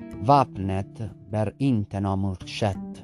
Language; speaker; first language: Swedish; non-native, learner; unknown